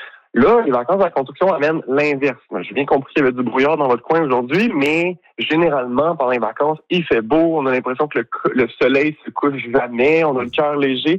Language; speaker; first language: French; native; French